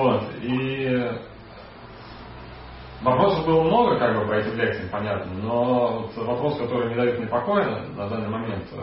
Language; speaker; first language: Russian; native; Russian